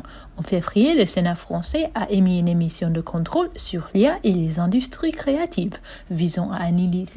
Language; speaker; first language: French; non-native, fluent; English